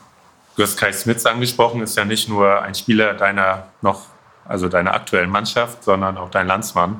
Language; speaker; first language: German; native; German